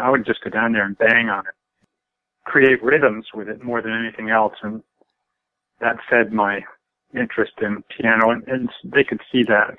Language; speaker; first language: English; native; English